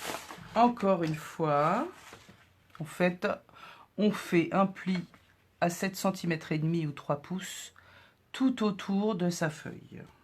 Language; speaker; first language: French; native; French